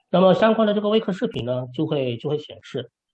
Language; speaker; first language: Chinese; native; Chinese